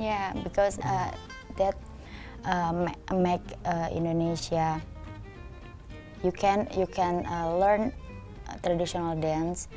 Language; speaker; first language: English; non-native, learner; Indonesian